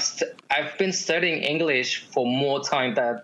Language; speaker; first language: English; non-native, fluent; French